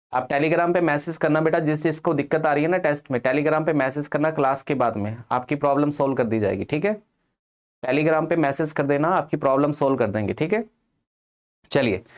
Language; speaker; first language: Hindi; non-native, local second language; Punjabi